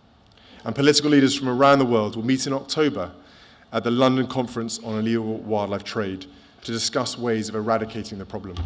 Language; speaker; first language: English; native; English